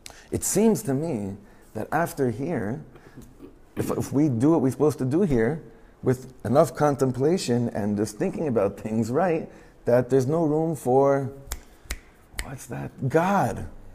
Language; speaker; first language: English; native; English